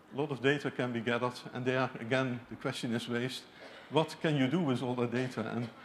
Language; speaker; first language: English; non-native, fluent; Dutch